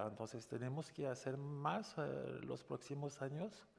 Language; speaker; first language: Spanish; non-native, fluent; French